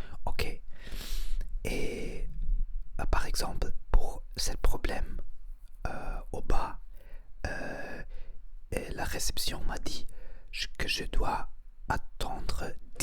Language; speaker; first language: French; non-native, learner; Spanish